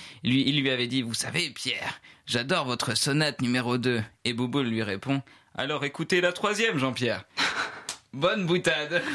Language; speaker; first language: French; native; French